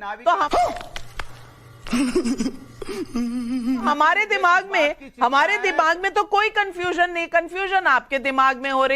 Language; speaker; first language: Hindi; native; Hindi